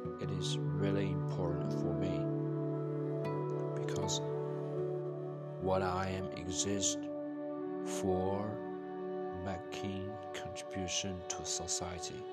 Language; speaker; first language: English; non-native, learner; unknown